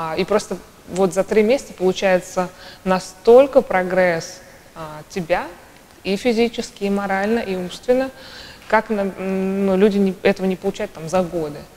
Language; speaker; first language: Russian; native; Russian